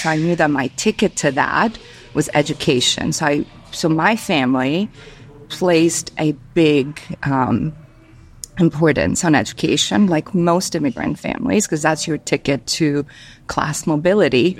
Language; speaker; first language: English; non-native, fluent; Albanian